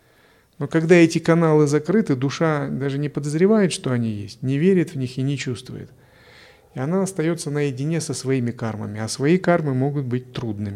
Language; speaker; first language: Russian; native; Russian